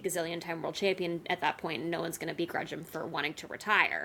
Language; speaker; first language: English; native; English